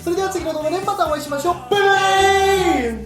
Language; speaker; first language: Japanese; native; Japanese